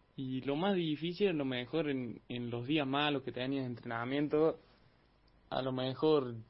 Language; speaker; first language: Spanish; native; Spanish